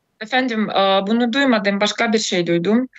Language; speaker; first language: Turkish; non-native, fluent; Russian